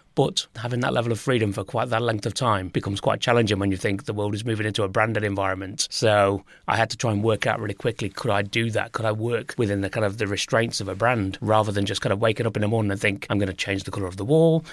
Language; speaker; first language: English; native; English